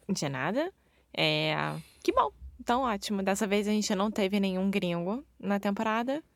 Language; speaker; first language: Portuguese; native; Portuguese